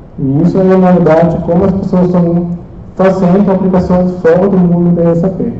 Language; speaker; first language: Portuguese; non-native, fluent; German